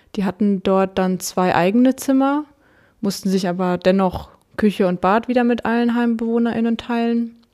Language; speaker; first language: German; early bilingual, other home language; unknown